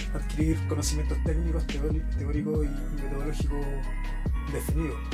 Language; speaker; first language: Spanish; native; Spanish